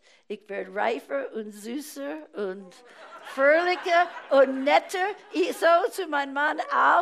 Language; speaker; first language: German; non-native, fluent; English